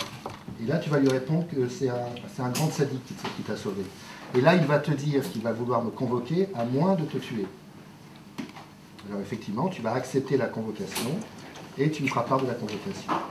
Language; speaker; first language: French; native; French